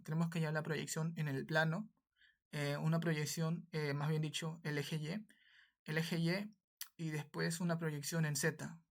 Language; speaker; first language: Spanish; native; Spanish